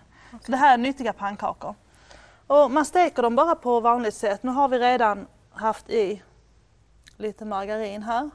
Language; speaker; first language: Swedish; native; Swedish